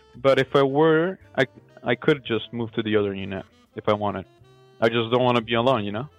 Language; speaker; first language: English; non-native, fluent; Macedonian